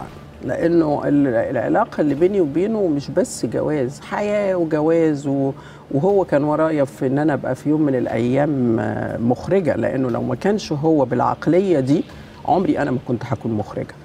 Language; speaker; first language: Arabic; native; Arabic